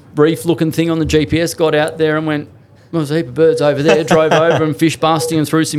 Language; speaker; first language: English; native; English